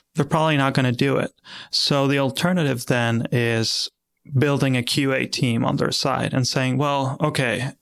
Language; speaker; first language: English; non-native, fluent; Spanish